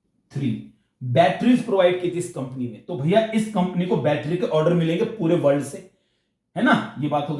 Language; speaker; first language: Hindi; native; Hindi